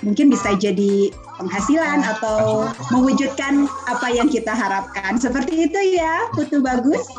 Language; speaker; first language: Indonesian; native; Indonesian